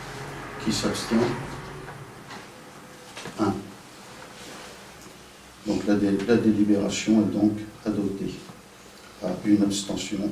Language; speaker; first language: French; native; French